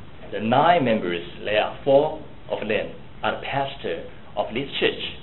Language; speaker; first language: English; non-native, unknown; Chinese